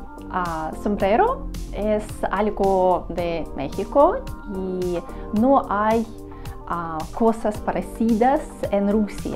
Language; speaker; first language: Spanish; non-native, learner; Russian